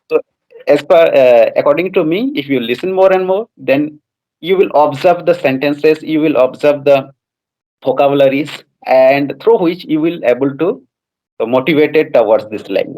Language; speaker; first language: English; non-native, fluent; Odia